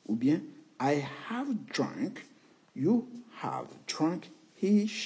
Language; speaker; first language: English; non-native, fluent; French